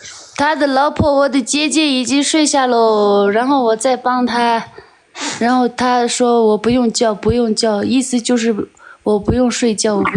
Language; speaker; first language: Chinese; non-native, local second language; Tibetan